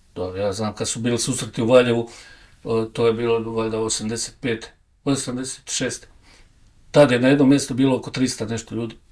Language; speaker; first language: Bosnian; native; Bosnian